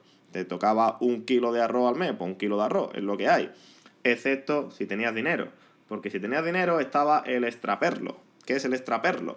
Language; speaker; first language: Spanish; native; Spanish